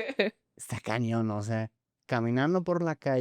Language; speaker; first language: Spanish; non-native, fluent; German